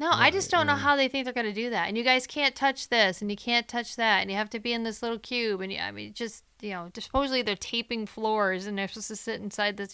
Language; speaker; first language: English; native; English